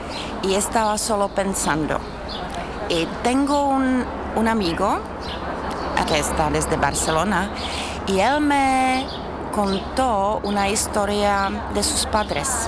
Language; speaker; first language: Spanish; non-native, learner; Czech